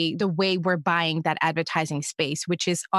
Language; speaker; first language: English; non-native, fluent; French